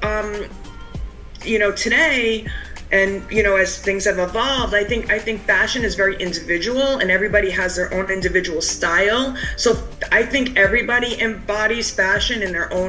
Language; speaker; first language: English; native; English